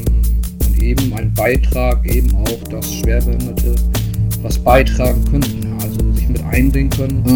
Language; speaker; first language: German; native; German